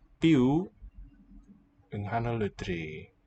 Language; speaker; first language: Welsh; non-native, learner; English